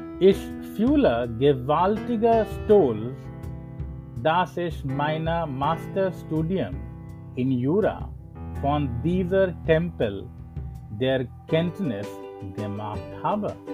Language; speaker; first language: German; non-native, learner; English